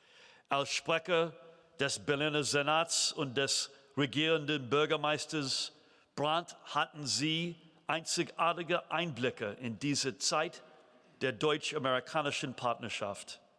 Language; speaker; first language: German; non-native, fluent; English